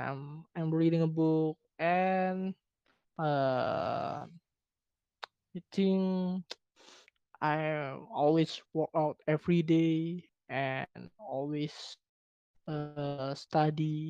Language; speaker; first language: English; non-native, learner; Indonesian